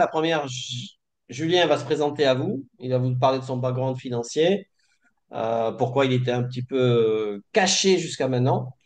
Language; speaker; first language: French; native; French